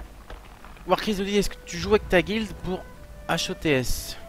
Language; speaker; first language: French; native; French